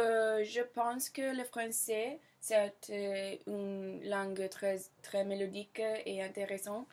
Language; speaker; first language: French; non-native, fluent; Italian